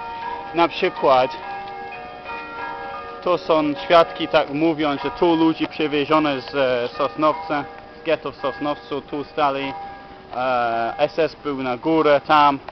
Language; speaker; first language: Polish; non-native, learner; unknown